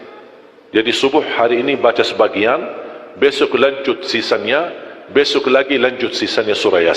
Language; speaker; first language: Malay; non-native, fluent; Arabic